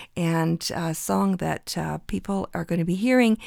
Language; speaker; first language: English; early bilingual, other home language; Ukrainian